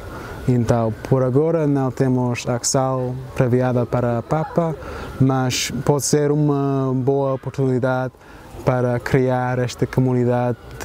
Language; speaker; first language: Portuguese; non-native, fluent; English